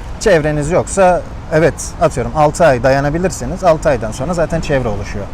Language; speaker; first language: Turkish; native; Turkish